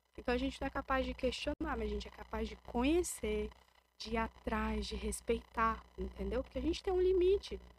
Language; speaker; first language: Portuguese; native; Portuguese